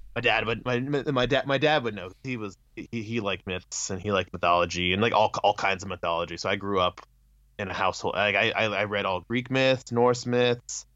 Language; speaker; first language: English; early bilingual, other home language; Thai